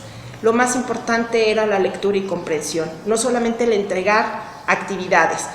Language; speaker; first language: Spanish; native; Spanish